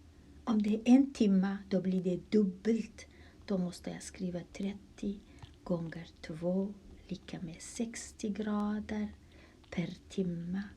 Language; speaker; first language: Swedish; non-native, fluent; Kurdish